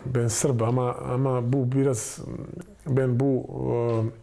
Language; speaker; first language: Turkish; non-native, fluent; Serbian